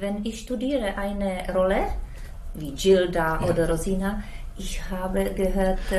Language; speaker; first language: German; non-native, learner; Czech